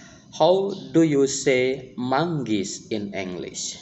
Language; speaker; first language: English; non-native, fluent; Indonesian